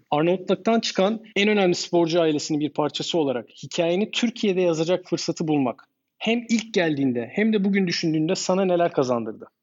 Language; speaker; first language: Turkish; native; Turkish